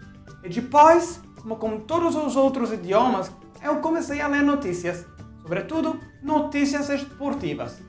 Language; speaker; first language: Portuguese; non-native, fluent; Italian